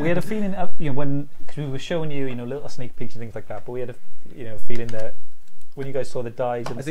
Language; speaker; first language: English; native; English